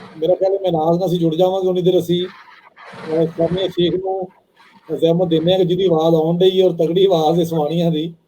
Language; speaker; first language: Punjabi; native; Punjabi